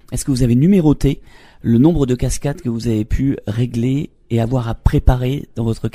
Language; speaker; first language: French; native; French